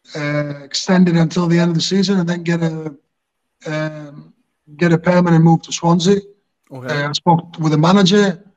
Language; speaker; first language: English; non-native, fluent; Greek